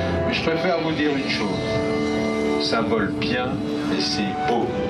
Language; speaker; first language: French; native; French